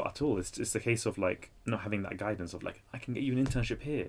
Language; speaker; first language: English; native; English